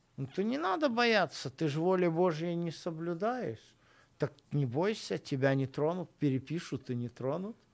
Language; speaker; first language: Russian; native; Russian